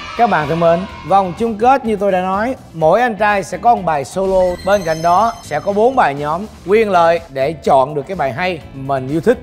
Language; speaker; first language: Vietnamese; native; Vietnamese